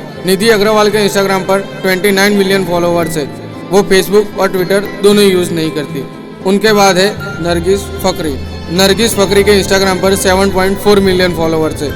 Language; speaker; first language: Hindi; native; Hindi